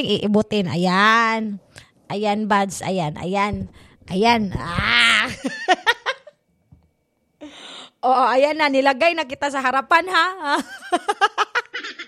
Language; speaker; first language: Filipino; non-native, local second language; Cebuano